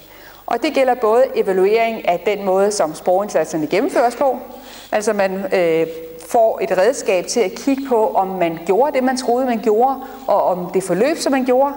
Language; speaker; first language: Danish; native; Danish